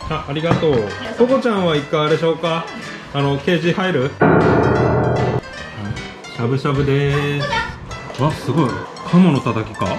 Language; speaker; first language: Japanese; native; Japanese